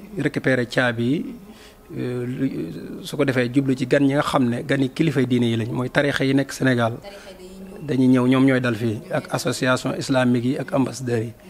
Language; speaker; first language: Wolof; native; Wolof